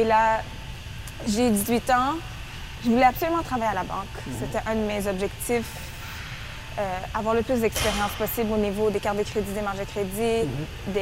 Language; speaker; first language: French; early bilingual, heritage; French